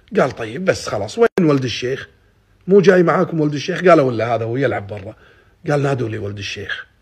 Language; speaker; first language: Arabic; native; Arabic